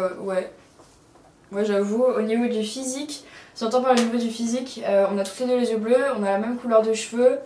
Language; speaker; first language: French; native; French